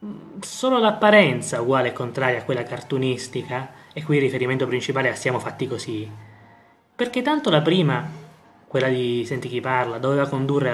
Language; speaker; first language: Italian; native; Italian